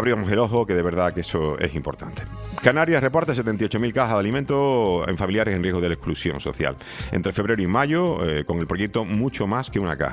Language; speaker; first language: Spanish; native; Spanish